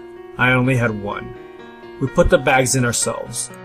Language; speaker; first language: English; native; English